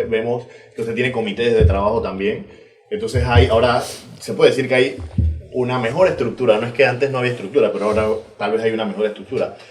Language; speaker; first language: Spanish; native; Spanish